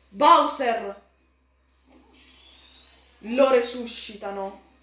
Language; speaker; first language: Italian; native; Italian